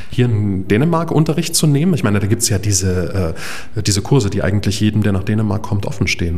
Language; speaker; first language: German; native; German